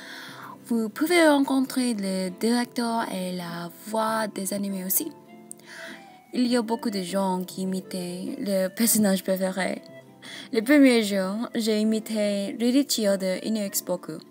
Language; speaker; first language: French; non-native, learner; English